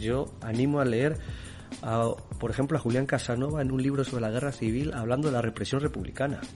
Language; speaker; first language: Spanish; native; Spanish